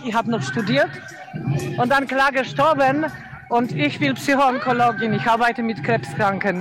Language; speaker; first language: German; non-native, fluent; Polish